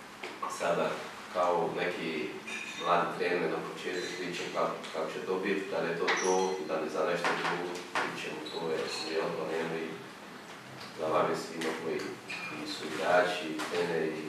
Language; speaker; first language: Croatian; non-native, fluent; Portuguese